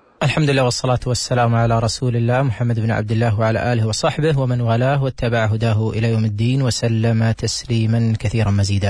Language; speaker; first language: Arabic; native; Arabic